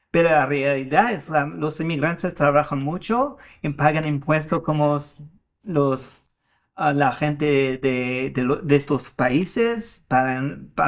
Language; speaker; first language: Spanish; non-native, fluent; French